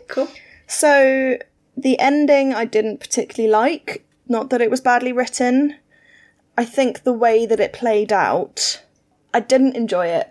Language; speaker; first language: English; native; English